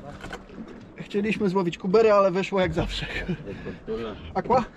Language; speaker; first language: Polish; native; Polish